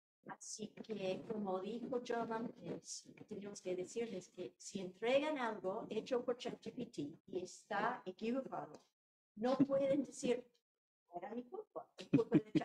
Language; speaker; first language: Spanish; non-native, fluent; English